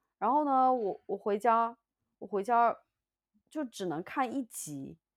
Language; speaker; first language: Chinese; native; Chinese